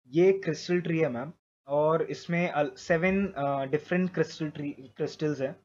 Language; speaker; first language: Hindi; native; Hindi